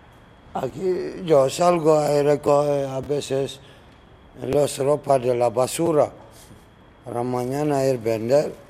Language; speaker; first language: Spanish; non-native, learner; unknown